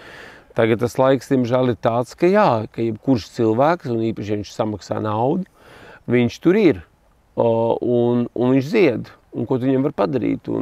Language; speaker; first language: Latvian; native; Latvian